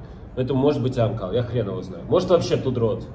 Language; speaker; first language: Russian; native; Russian